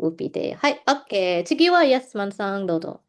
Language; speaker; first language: Japanese; non-native, fluent; Indonesian